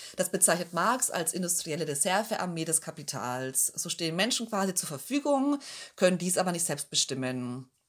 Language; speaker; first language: German; native; German